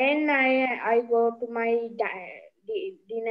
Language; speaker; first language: English; non-native, learner; Sinhala